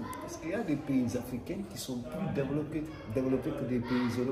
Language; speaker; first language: French; non-native, local second language; Wolof